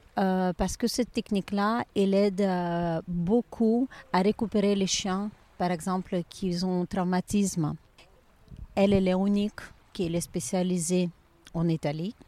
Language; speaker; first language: French; non-native, learner; Ukrainian